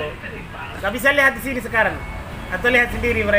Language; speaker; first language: Indonesian; non-native, fluent; Somali